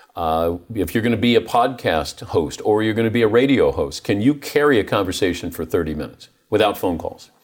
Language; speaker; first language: English; native; English